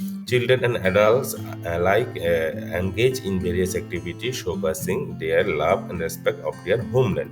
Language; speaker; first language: English; non-native, local second language; Bangla